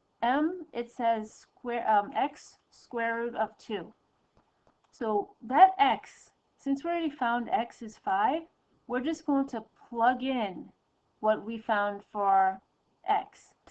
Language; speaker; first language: English; native; English